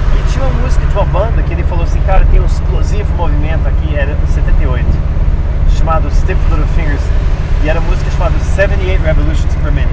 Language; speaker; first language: Portuguese; early bilingual, other home language; English